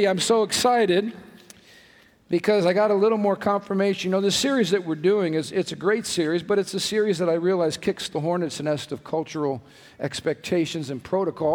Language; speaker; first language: English; native; English